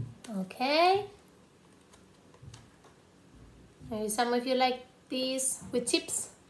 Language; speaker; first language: English; non-native, fluent; Spanish